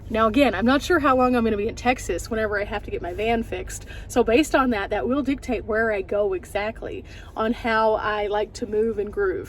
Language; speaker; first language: English; native; English